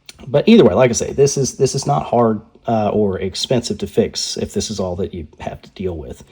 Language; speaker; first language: English; native; English